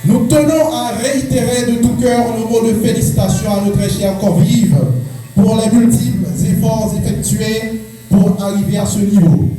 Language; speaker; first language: French; non-native, local second language; Haitian Creole